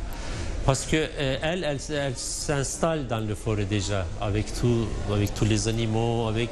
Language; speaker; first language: French; non-native, fluent; Turkish